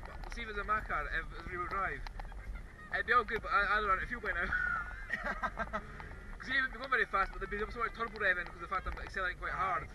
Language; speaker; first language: English; native; English